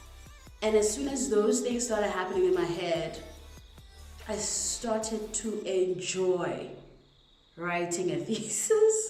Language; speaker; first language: English; non-native, local second language; Zulu